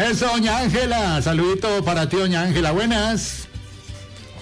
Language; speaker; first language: Spanish; native; Spanish